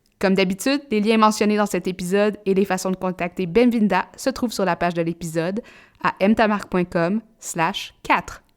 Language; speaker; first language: French; native; French